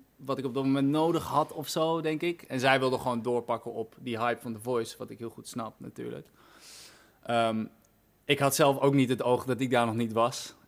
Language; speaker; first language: Dutch; native; Dutch